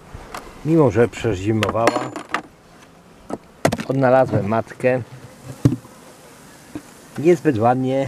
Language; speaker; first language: Polish; native; Polish